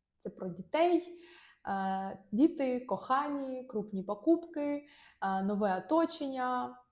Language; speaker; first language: Ukrainian; non-native, local second language; Russian